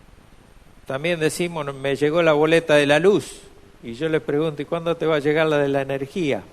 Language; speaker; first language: Spanish; native; Spanish